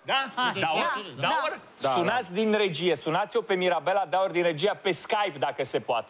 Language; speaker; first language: Romanian; native; Romanian